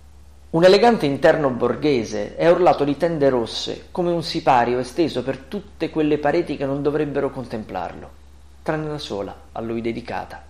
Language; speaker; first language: Italian; native; Italian